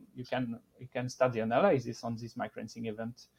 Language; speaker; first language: English; non-native, fluent; French